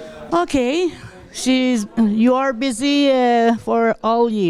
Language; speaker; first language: English; non-native, local second language; French